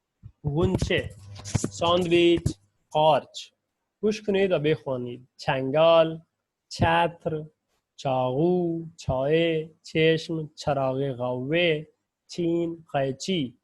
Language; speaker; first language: Persian; non-native, fluent; Urdu